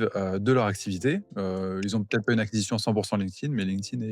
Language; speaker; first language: French; native; French